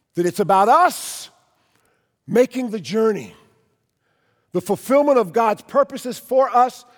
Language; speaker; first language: English; native; English